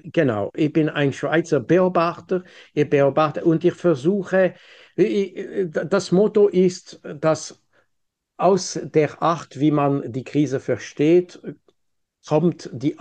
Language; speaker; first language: German; non-native, local second language; French